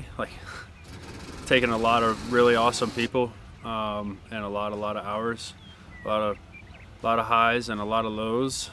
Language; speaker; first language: English; native; English